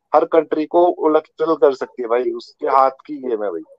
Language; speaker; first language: Hindi; native; Hindi